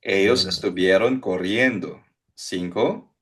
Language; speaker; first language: Spanish; non-native, fluent; Filipino